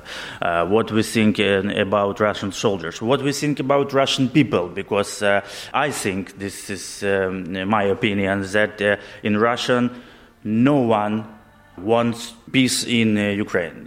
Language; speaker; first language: English; non-native, learner; Ukrainian